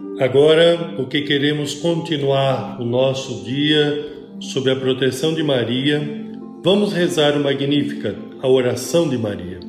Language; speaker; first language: Portuguese; native; Portuguese